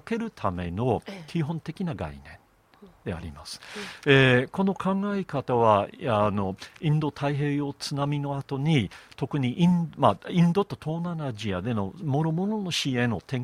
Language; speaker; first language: Japanese; non-native, fluent; English